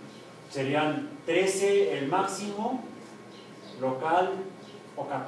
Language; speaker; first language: Spanish; native; Spanish